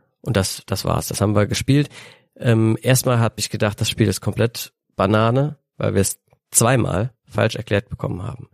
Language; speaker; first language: German; native; German